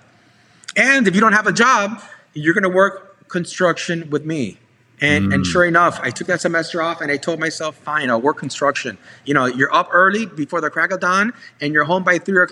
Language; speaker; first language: English; native; English